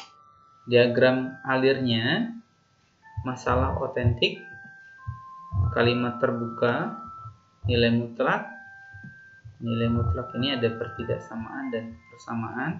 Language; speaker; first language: Indonesian; native; Indonesian